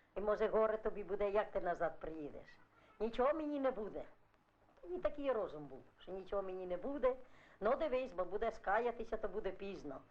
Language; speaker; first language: Ukrainian; non-native, fluent; Italian